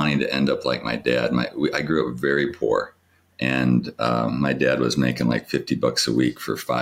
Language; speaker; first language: English; native; English